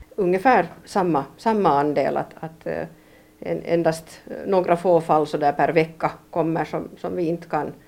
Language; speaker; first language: Swedish; native; Swedish